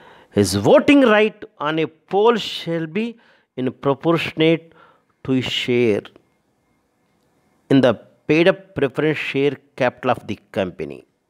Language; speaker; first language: English; non-native, local second language; Telugu